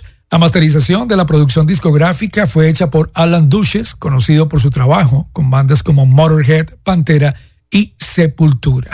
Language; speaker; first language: Spanish; native; Spanish